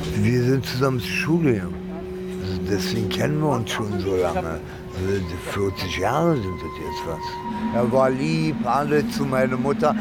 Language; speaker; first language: German; early bilingual, other home language; Italian